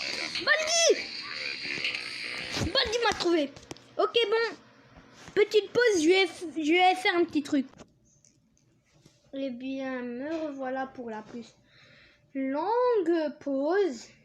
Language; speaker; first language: French; native; French